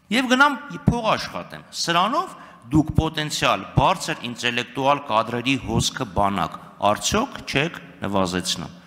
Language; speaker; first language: Armenian; native; Armenian